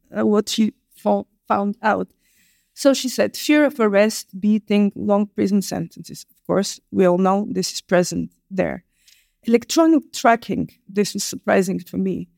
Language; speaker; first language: English; non-native, fluent; Bulgarian